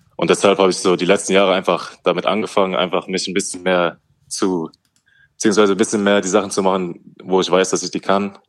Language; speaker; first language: German; native; German